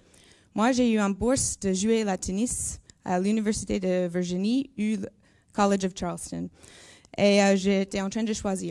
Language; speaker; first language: French; non-native, learner; English